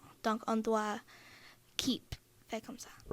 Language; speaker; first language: French; non-native, local second language; English